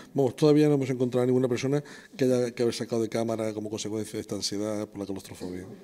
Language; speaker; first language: Spanish; native; Spanish